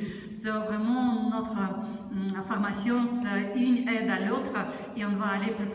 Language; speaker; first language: French; non-native, fluent; Russian